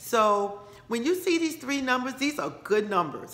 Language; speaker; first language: English; native; English